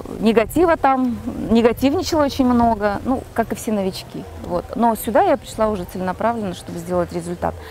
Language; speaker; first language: Russian; non-native, local second language; Kazakh